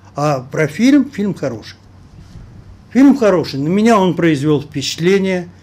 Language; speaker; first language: Russian; native; Russian